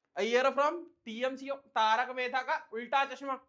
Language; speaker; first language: Hindi; non-native, local second language; Marathi